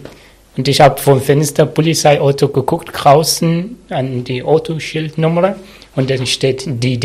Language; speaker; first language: German; non-native, learner; Arabic